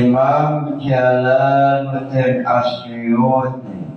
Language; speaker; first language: Arabic; non-native, fluent; Javanese